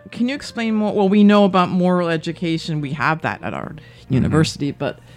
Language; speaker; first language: English; native; English